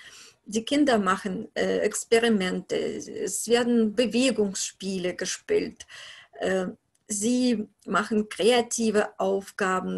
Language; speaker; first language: German; non-native, fluent; Russian